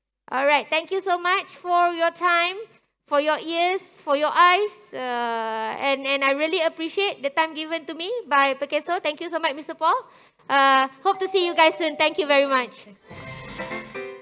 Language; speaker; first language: English; non-native, local second language; Malay